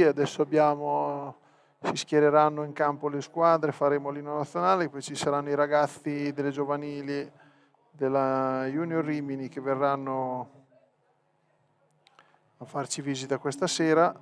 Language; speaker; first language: Italian; native; Italian